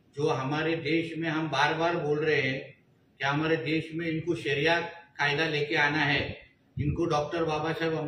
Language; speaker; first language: Hindi; non-native, local second language; Marathi